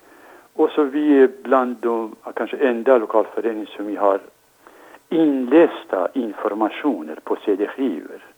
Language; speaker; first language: Swedish; non-native, fluent; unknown